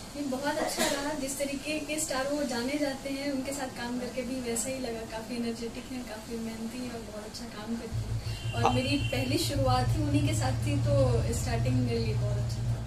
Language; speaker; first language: Hindi; non-native, local second language; Bhojpuri